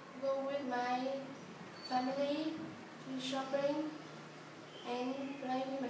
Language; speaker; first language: English; non-native, learner; Vietnamese